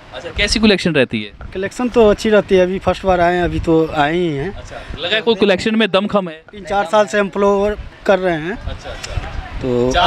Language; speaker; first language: Hindi; native; Hindi